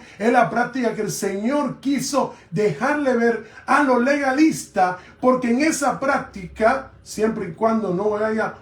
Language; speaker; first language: Spanish; native; Spanish